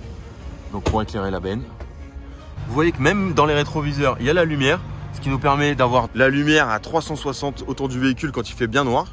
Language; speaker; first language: French; native; French